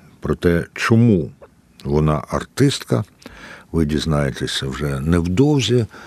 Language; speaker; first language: Ukrainian; native; Ukrainian